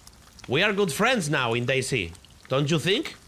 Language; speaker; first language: English; non-native, fluent; Spanish